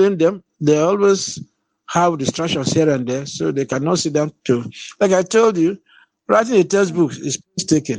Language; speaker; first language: English; non-native, local second language; Igbo